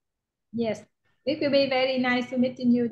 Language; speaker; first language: English; non-native, learner; Vietnamese